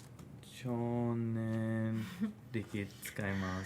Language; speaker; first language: Japanese; non-native, fluent; English